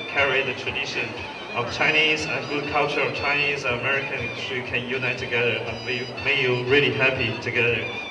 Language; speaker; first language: English; non-native, learner; Chinese